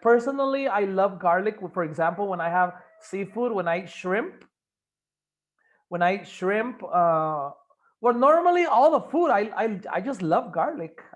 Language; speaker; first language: English; non-native, fluent; Spanish